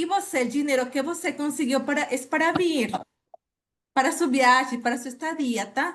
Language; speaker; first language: Portuguese; non-native, fluent; Spanish